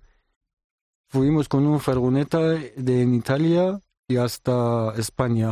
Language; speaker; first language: Spanish; non-native, learner; Persian